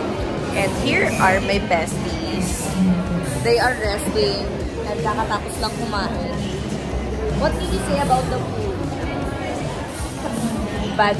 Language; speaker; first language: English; non-native, local second language; Filipino